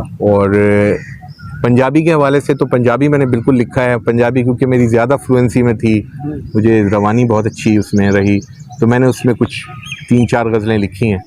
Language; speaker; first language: Urdu; non-native, local second language; Punjabi